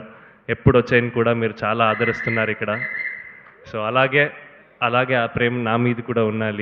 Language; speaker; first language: Telugu; non-native, learner; Kannada